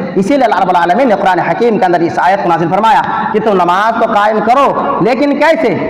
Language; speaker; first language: Urdu; native; Urdu